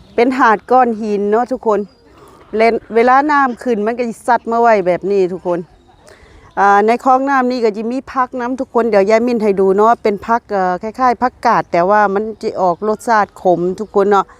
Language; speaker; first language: Thai; non-native, local second language; Lao